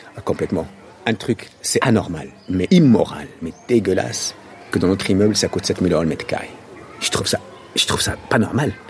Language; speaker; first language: French; non-native, local second language; Arabic